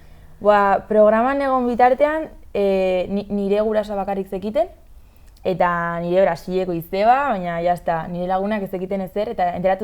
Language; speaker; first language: Basque; non-native, local second language; Spanish